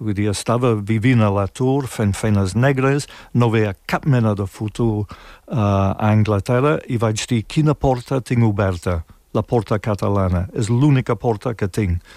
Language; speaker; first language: Catalan; non-native, fluent; English